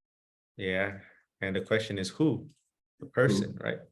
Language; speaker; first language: English; early bilingual, other home language; Spanish